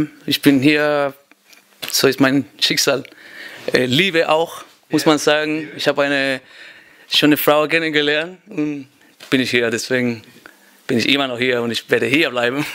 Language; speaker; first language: German; non-native, fluent; Spanish